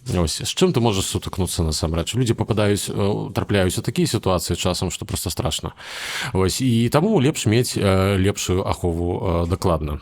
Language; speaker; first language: Belarusian; native; Belarusian